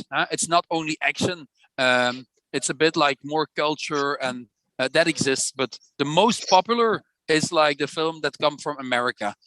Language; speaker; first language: English; non-native, fluent; Dutch